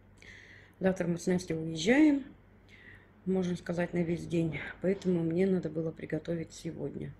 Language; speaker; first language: Russian; native; Russian